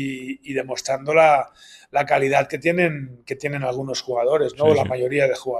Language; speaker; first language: Spanish; native; Spanish